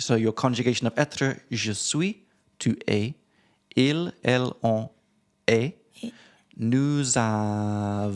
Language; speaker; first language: French; non-native, learner; English